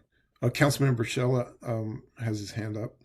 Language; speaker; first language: English; native; English